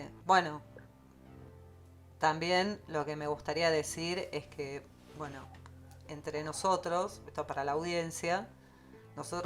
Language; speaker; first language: Spanish; native; Spanish